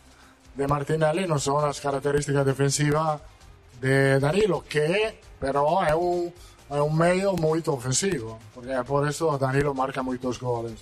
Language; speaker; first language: Portuguese; non-native, learner; Italian